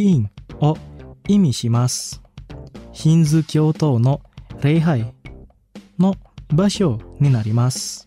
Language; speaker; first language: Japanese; non-native, fluent; Indonesian